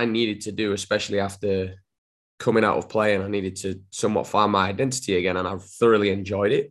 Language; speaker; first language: English; native; English